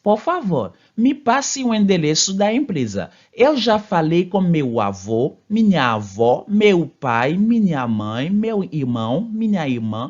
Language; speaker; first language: Portuguese; non-native, fluent; Haitian Creole